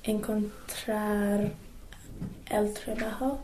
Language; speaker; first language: Spanish; non-native, learner; English